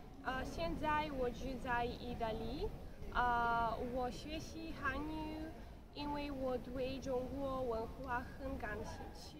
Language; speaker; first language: Chinese; non-native, learner; Bulgarian